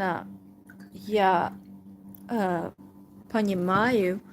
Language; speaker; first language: Russian; non-native, learner; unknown